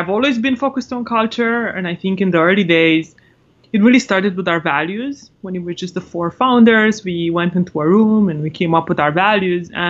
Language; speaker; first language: English; non-native, fluent; Romanian